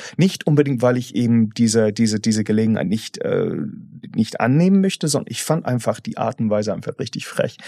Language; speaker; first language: German; non-native, fluent; English